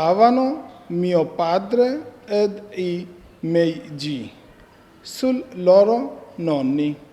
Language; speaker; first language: Italian; non-native, fluent; Bangla